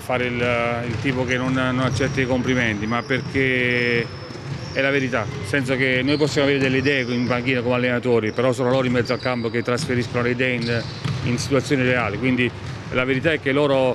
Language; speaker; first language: Italian; native; Italian